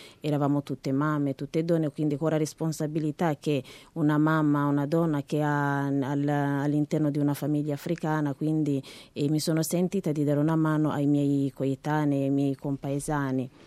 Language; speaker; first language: Italian; non-native, fluent; Rundi